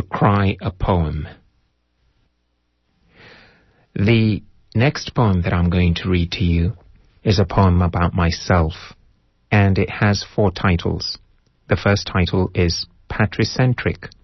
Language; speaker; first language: English; non-native, local second language; Ganda